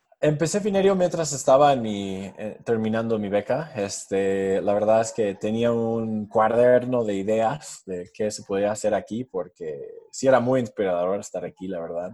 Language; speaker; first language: Spanish; non-native, fluent; English